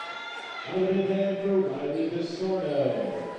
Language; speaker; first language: English; native; English